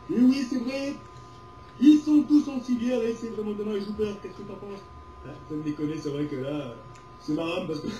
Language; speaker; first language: French; native; French